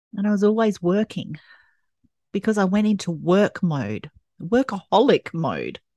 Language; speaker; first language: English; native; English